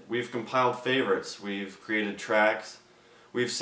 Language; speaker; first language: English; native; English